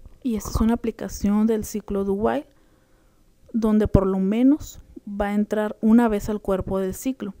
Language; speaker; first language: Spanish; native; Spanish